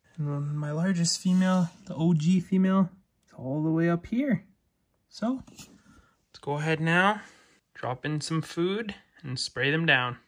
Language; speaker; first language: English; native; English